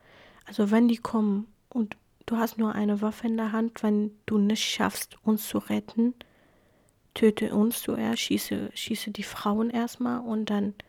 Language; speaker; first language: German; non-native, fluent; Kurdish